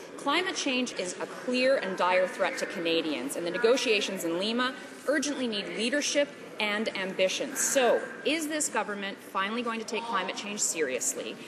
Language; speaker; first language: English; native; English